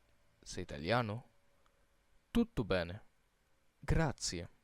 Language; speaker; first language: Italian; non-native, fluent; Filipino